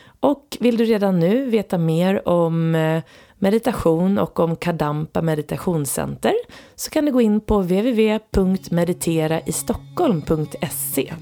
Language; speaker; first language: Swedish; native; Swedish